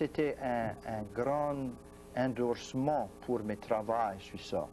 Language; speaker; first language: French; non-native, local second language; English